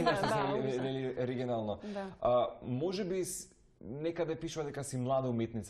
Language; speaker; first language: Macedonian; native; Macedonian